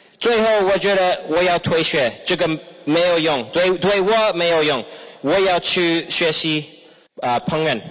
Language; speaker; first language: Chinese; non-native, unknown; English